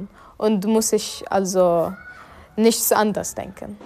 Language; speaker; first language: German; non-native, fluent; Arabic